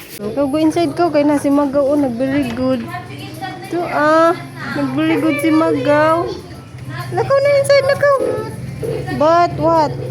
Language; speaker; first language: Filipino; non-native, local second language; Cebuano